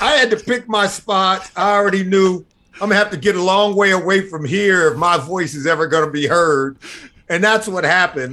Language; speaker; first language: English; native; English